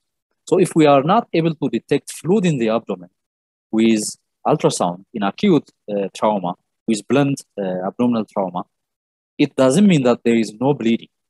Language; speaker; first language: English; non-native, local second language; Amharic